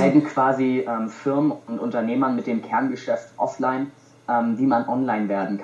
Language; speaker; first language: German; native; German